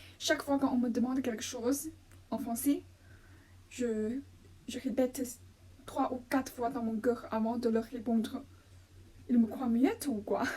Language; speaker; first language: French; non-native, fluent; Chinese